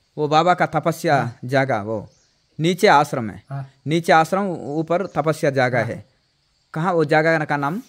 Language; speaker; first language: Hindi; non-native, local second language; Telugu